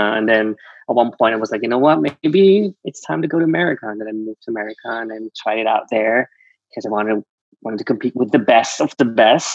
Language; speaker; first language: English; non-native, fluent; Vietnamese